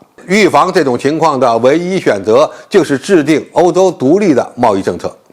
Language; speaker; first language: Chinese; native; Chinese